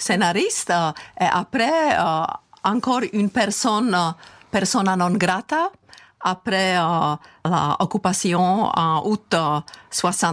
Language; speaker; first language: French; non-native, fluent; Czech